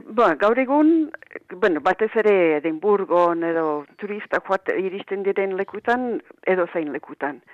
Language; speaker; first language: Basque; non-native, fluent; English